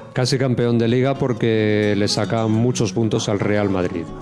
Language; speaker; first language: Spanish; native; Spanish